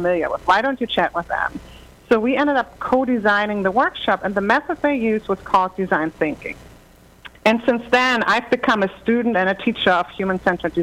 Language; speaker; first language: English; non-native, fluent; German